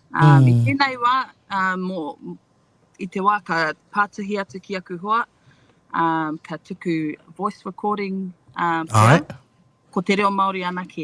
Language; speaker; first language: Māori; non-native, local second language; English